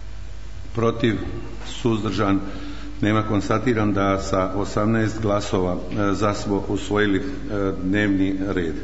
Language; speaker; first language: Croatian; native; Croatian